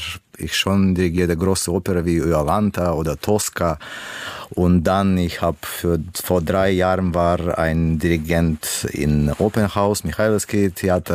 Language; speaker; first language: German; non-native, learner; Russian